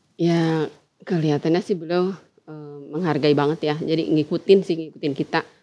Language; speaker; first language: Indonesian; non-native, local second language; Sundanese